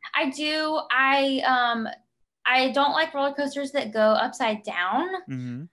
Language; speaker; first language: English; native; English